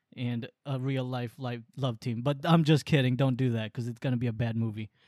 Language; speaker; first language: English; early bilingual, other home language; Waray